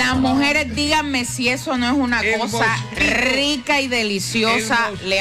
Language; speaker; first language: Spanish; native; Spanish